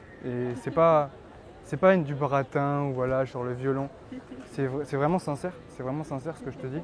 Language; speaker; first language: French; native; French